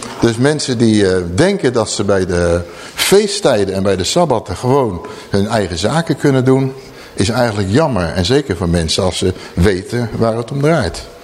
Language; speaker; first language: Dutch; native; Dutch